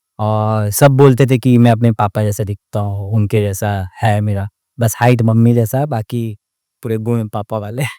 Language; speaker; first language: Hindi; non-native, local second language; Odia